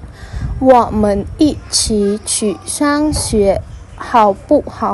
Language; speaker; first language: Chinese; non-native, fluent; Khmer